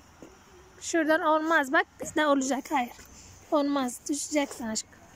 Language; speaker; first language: Turkish; non-native, learner; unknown